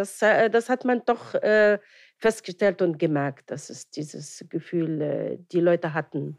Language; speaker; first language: German; non-native, fluent; Arabic